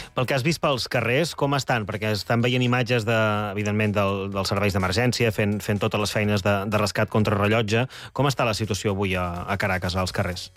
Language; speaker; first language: Catalan; native; Catalan